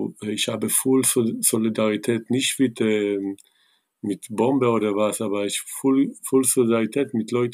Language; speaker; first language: German; non-native, learner; Hebrew